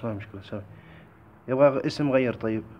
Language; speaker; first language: Arabic; non-native, learner; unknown